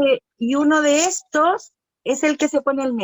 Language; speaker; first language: Spanish; native; Spanish